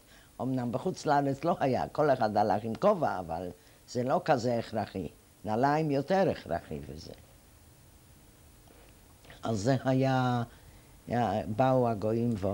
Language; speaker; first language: Hebrew; non-native, fluent; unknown